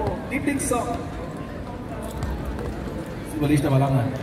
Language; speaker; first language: German; native; German